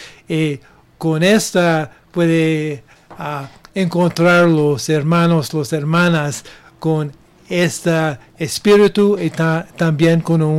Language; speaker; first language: Spanish; non-native, learner; English